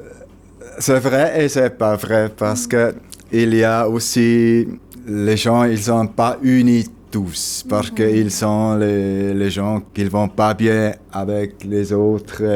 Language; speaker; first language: French; non-native, local second language; German